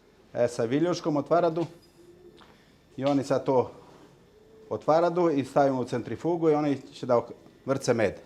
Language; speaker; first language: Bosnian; early bilingual, heritage; Serbian